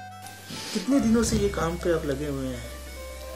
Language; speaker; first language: Hindi; native; Hindi